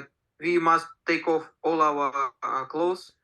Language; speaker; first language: English; non-native, learner; Russian